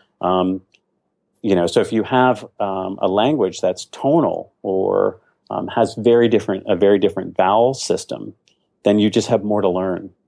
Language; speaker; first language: English; native; English